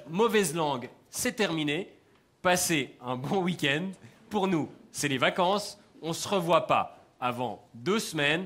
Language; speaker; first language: French; native; French